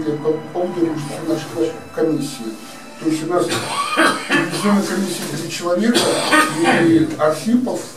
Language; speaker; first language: Russian; native; Russian